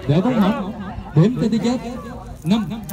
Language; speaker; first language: Vietnamese; native; Vietnamese